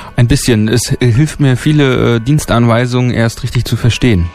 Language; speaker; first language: German; native; German